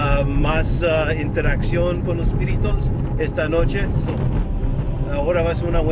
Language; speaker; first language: Spanish; early bilingual, heritage; Spanish